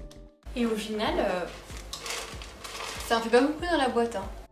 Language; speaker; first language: French; native; French